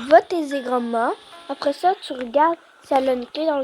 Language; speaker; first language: French; native; French